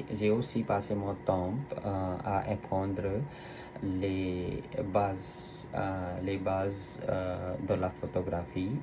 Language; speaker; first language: French; non-native, learner; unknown